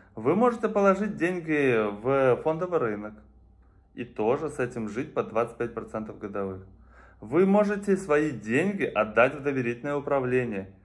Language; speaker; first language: Russian; native; Russian